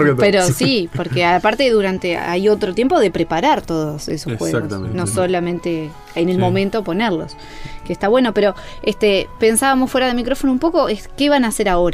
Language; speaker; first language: Spanish; native; Spanish